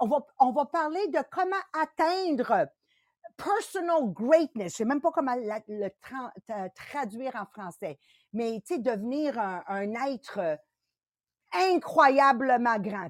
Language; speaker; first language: French; native; French